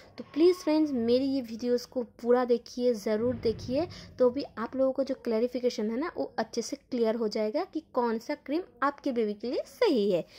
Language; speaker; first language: Hindi; non-native, local second language; Bangla